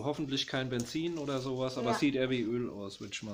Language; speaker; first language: German; native; German